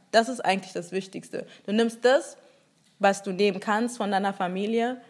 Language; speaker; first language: German; early bilingual, other home language; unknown